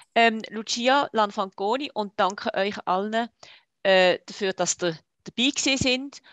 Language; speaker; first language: German; native; German